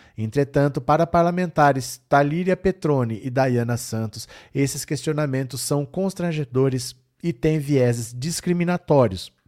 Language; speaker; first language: Portuguese; native; Portuguese